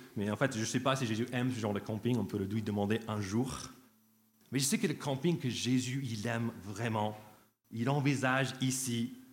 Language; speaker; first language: French; non-native, fluent; English